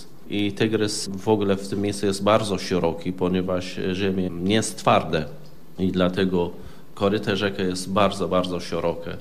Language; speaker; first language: Polish; non-native, fluent; Arabic